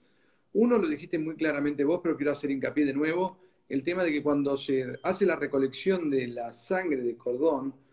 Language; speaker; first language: Spanish; native; Spanish